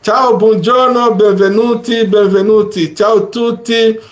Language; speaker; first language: Italian; non-native, learner; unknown